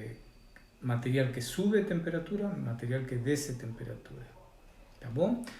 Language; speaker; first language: Portuguese; non-native, learner; Spanish